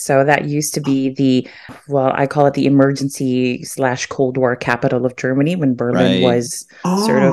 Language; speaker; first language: English; non-native, local second language; German